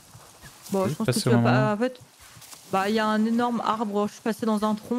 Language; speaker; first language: French; native; French